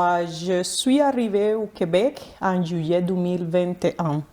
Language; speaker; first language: French; non-native, fluent; Spanish